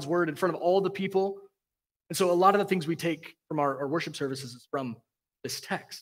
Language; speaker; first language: English; native; English